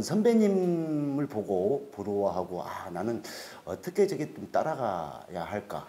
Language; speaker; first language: Korean; native; Korean